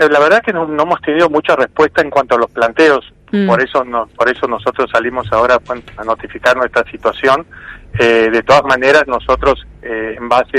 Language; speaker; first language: Spanish; native; Spanish